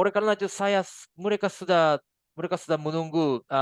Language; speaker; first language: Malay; non-native, fluent; Japanese